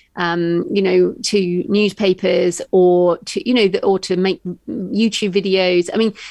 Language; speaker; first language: English; native; English